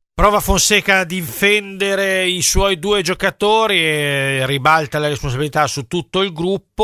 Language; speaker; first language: Italian; native; Italian